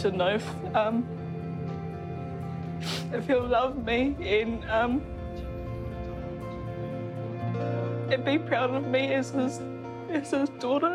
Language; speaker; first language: English; native; English